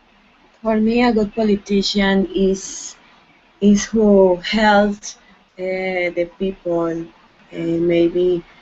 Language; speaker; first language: English; non-native, learner; Spanish